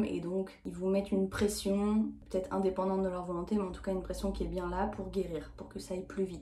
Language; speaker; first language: French; native; French